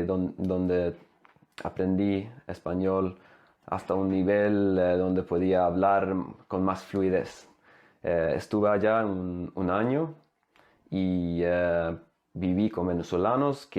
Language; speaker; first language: Spanish; non-native, fluent; Swedish